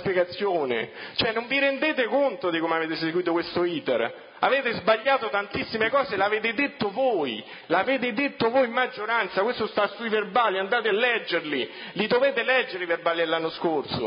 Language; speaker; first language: Italian; native; Italian